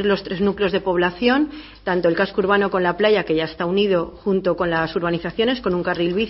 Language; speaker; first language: Spanish; native; Spanish